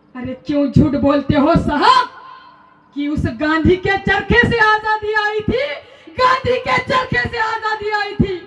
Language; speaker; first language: Hindi; non-native, local second language; Marathi